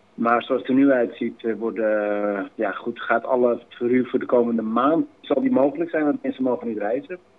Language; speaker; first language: Dutch; native; Dutch